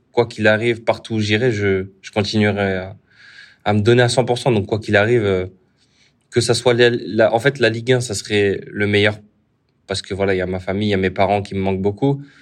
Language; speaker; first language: French; native; French